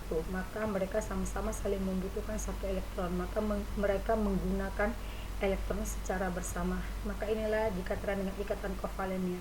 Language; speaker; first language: Indonesian; native; Indonesian